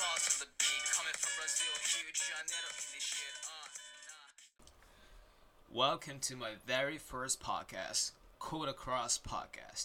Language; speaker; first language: English; non-native, fluent; Japanese